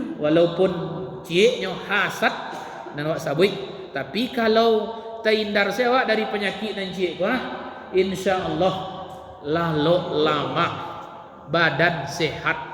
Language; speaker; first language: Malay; non-native, local second language; Minangkabau